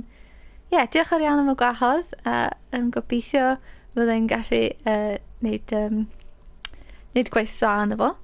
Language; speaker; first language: Welsh; native; Welsh